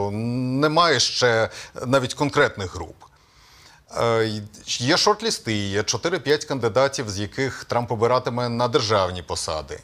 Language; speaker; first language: Ukrainian; native; Ukrainian